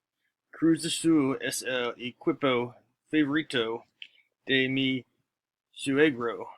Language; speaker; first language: Spanish; non-native, learner; English